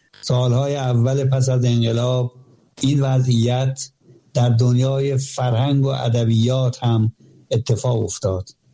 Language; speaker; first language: Persian; native; Persian